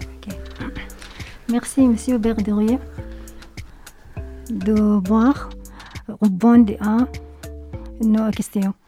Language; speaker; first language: French; non-native, learner; Arabic